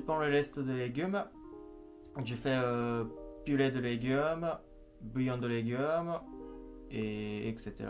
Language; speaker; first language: French; non-native, learner; Japanese